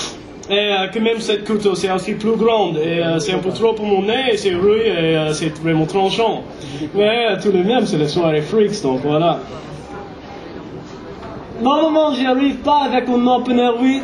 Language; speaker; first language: French; non-native, fluent; English